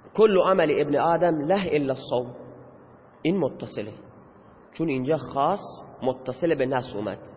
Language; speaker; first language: Persian; native; Persian